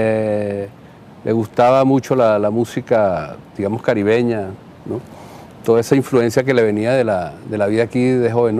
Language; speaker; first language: Spanish; native; Spanish